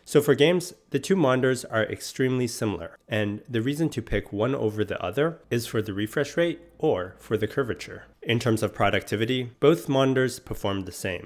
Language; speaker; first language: English; native; English